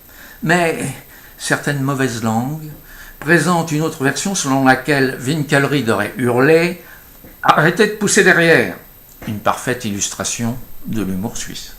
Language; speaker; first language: French; native; French